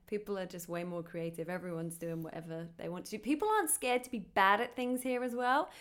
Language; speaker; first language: English; native; English